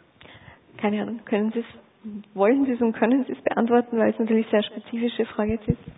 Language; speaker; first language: German; native; German